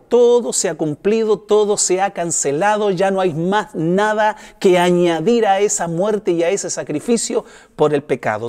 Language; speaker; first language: Spanish; native; Spanish